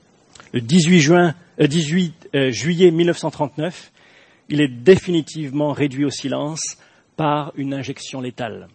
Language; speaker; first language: French; native; French